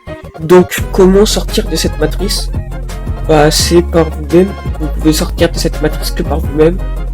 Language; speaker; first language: French; native; French